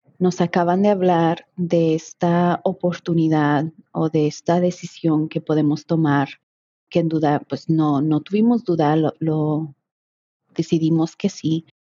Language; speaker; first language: Spanish; early bilingual, heritage; Spanish